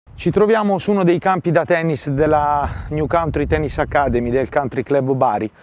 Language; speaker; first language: Italian; native; Italian